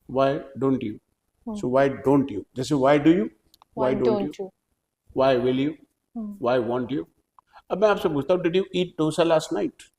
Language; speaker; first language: English; non-native, local second language; Hindi